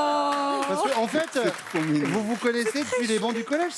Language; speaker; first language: French; native; French